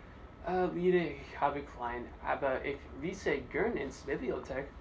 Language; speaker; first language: German; non-native, learner; English